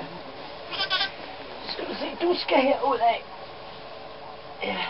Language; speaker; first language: Danish; native; Danish